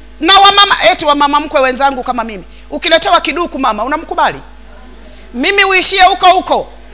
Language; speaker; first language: Swahili; native; Swahili